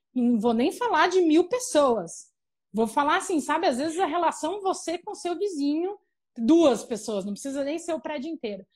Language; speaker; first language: Portuguese; native; Portuguese